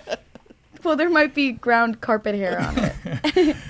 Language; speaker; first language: English; native; English